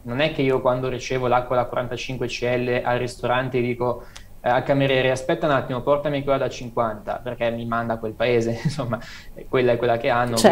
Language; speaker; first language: Italian; native; Italian